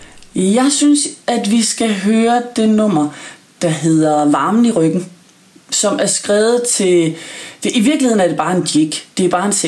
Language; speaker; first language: Danish; native; Danish